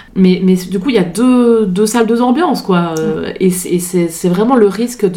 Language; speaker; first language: French; native; French